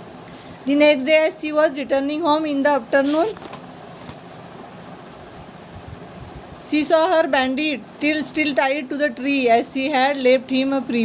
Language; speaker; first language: English; non-native, local second language; Marathi